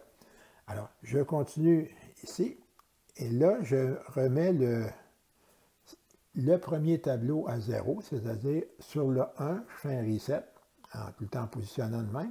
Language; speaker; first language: French; native; French